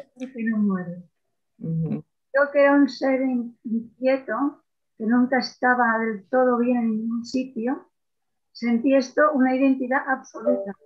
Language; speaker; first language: Spanish; native; Spanish